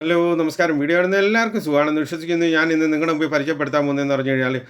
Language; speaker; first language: Malayalam; native; Malayalam